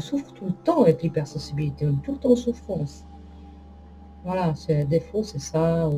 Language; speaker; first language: French; native; French